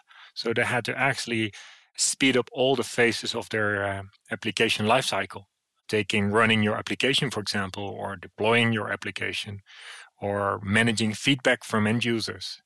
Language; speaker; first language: English; non-native, fluent; Dutch